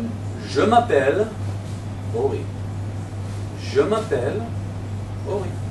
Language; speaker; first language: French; non-native, fluent; Hebrew